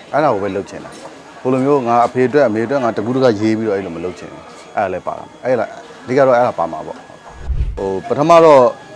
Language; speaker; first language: Burmese; non-native, local second language; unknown